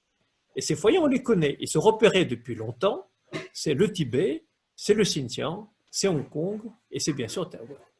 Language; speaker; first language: French; native; French